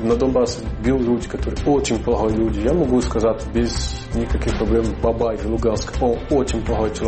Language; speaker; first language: Russian; non-native, learner; Portuguese